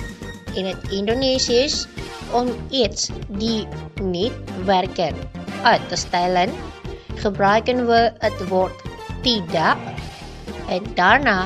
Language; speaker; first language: Dutch; non-native, learner; Indonesian